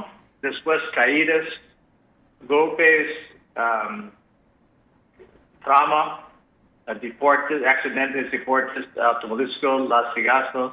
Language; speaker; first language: Spanish; non-native, fluent; English